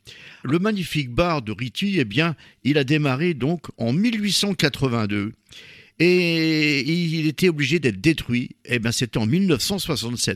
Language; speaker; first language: French; native; French